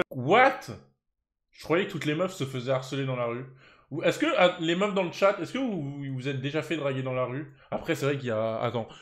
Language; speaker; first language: French; native; French